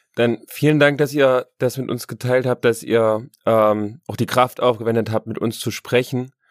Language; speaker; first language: German; native; German